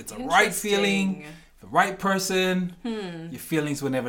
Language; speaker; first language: English; native; English